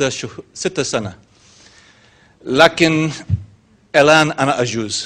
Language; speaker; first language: Arabic; non-native, learner; English